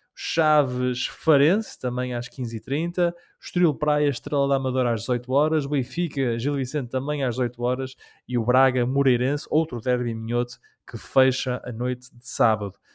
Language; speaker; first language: Portuguese; early bilingual, heritage; Portuguese